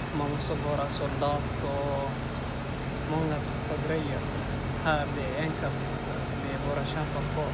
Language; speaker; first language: Swedish; non-native, learner; Tigrinya